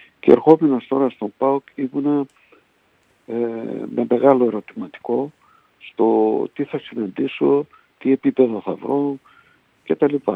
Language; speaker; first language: Greek; early bilingual, heritage; Greek